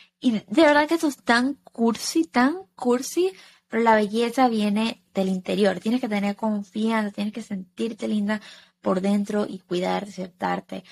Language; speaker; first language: Spanish; early bilingual, heritage; Spanish